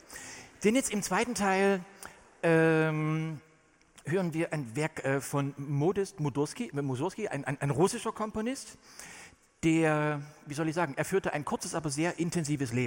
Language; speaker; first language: German; native; German